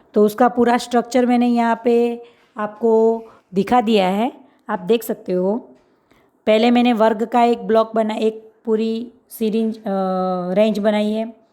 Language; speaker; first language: Hindi; non-native, local second language; Gujarati